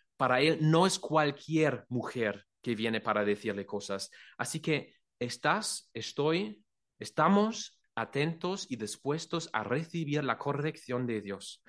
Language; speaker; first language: Spanish; non-native, fluent; German